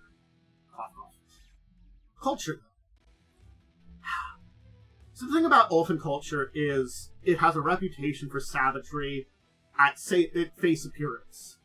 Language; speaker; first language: English; native; English